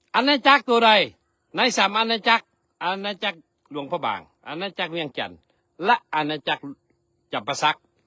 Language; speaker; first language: Lao; non-native, local second language; Hmong